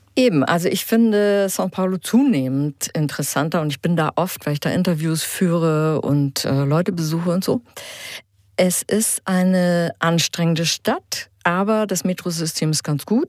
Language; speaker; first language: German; early bilingual, heritage; German